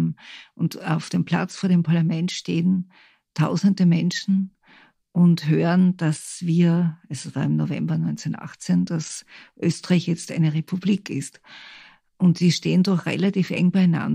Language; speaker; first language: German; native; German